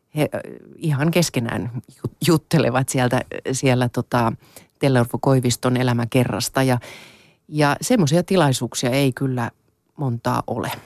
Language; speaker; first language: Finnish; non-native, local second language; Swedish